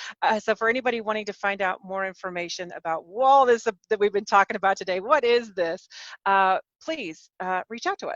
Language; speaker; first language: English; native; English